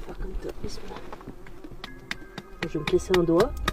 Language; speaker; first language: French; native; French